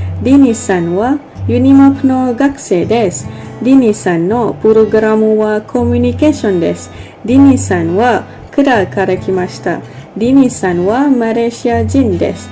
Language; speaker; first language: Japanese; non-native, learner; Malay